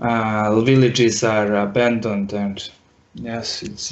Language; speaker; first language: English; non-native, learner; Serbian